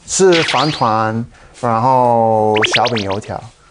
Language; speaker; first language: Chinese; non-native, fluent; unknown